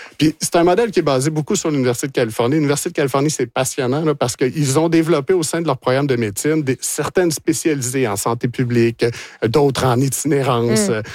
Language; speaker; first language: French; native; French